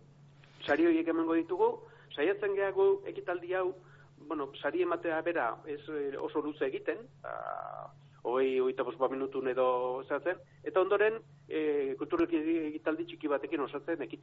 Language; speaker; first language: Basque; native; Basque